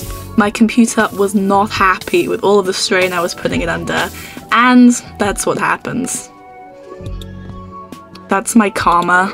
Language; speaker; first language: English; native; English